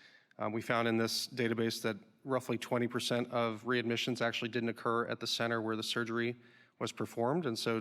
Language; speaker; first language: English; native; English